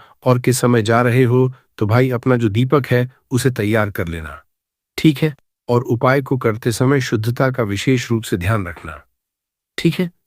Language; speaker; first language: Hindi; native; Hindi